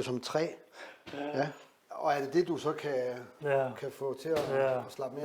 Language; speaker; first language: Danish; native; Danish